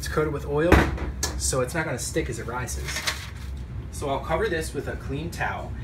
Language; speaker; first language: English; native; English